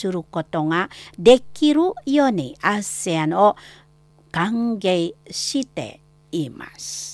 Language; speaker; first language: Japanese; non-native, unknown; Indonesian